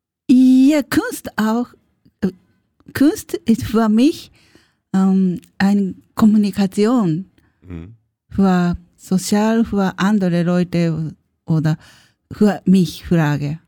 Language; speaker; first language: German; non-native, learner; Japanese